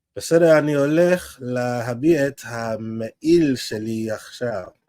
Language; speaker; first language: Hebrew; non-native, learner; English